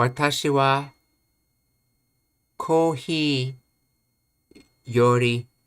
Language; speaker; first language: Japanese; non-native, learner; English